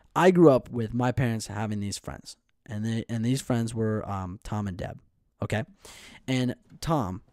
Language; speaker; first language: English; native; English